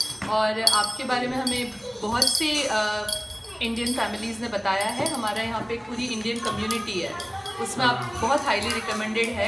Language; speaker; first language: Hindi; native; Hindi